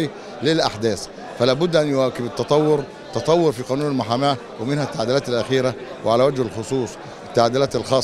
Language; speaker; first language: Arabic; native; Arabic